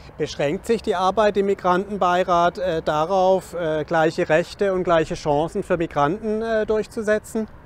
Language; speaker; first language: German; native; German